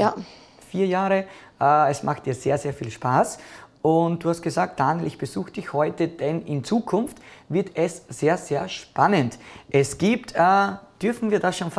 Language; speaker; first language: German; native; German